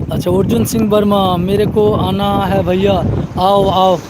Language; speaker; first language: Hindi; non-native, local second language; Bangla